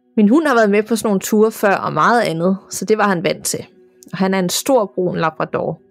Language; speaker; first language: Danish; native; Danish